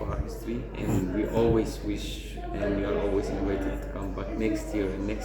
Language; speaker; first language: English; non-native, local second language; Tigrinya